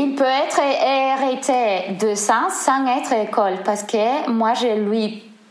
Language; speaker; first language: French; non-native, fluent; Spanish